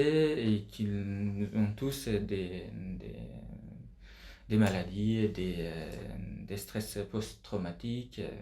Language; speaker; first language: French; non-native, fluent; Persian